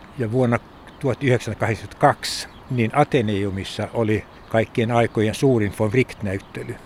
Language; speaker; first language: Finnish; native; Finnish